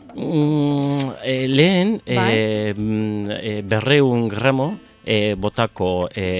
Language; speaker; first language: Basque; non-native, local second language; Spanish